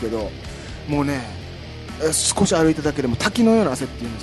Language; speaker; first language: Japanese; native; Japanese